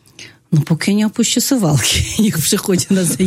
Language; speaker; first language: Polish; non-native, fluent; Russian